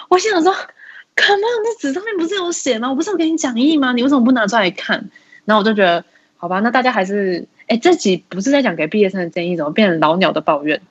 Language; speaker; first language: Chinese; native; Chinese